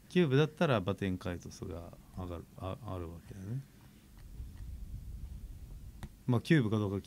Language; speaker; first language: Japanese; native; Japanese